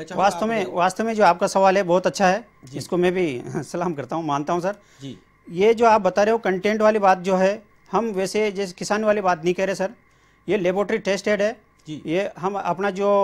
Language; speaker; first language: Hindi; native; Hindi